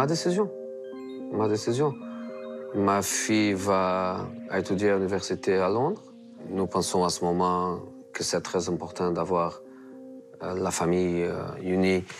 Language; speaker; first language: French; non-native, fluent; Portuguese